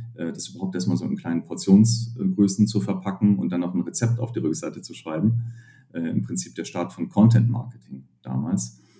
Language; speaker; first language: German; native; German